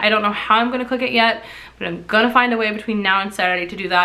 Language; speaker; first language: English; native; English